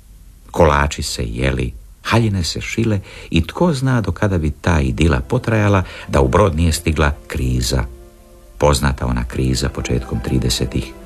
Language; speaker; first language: Serbian; native; Serbian